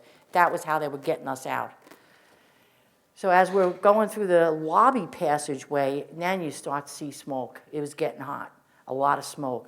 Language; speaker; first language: English; native; English